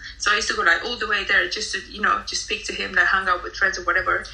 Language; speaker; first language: English; non-native, fluent; Spanish